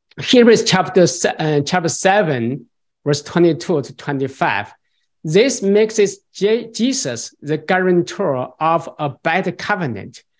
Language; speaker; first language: English; non-native, fluent; Chinese